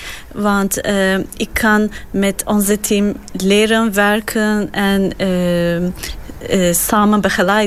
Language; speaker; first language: Dutch; non-native, learner; Turkish